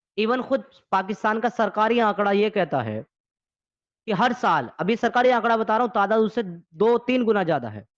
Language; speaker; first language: Urdu; native; Urdu